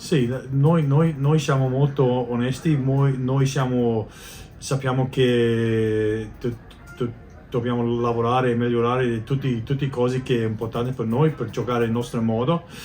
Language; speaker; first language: Italian; non-native, learner; English